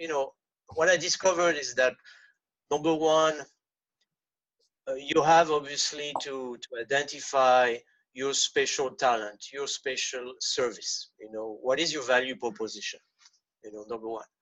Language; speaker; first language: English; non-native, fluent; French